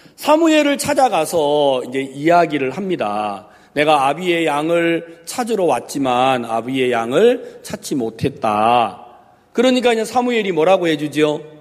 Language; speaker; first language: Korean; native; Korean